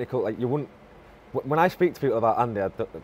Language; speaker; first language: English; native; English